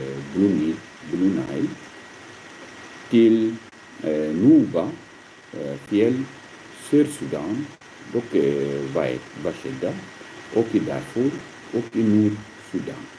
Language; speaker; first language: Swedish; non-native, learner; Arabic